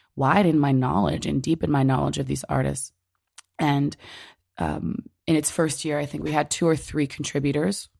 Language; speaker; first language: English; native; English